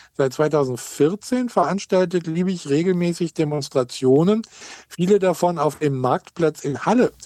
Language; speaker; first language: German; native; German